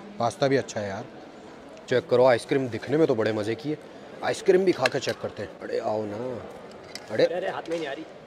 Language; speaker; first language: Hindi; native; Hindi